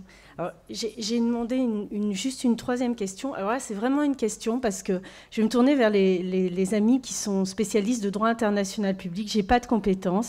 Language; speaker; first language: French; native; French